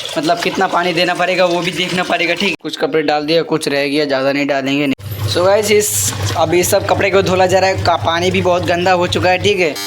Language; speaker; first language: Hindi; non-native, local second language; Bangla